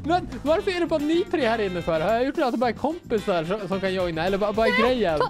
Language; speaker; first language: Swedish; native; Swedish